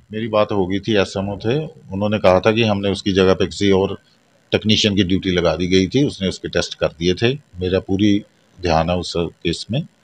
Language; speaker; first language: Hindi; non-native, local second language; Punjabi